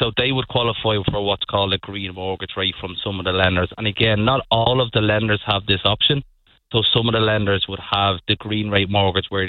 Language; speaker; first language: English; native; English